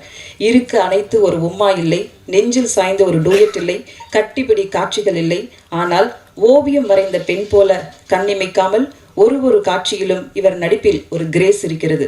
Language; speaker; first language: Tamil; native; Tamil